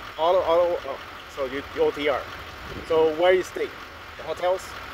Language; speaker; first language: English; non-native, learner; Spanish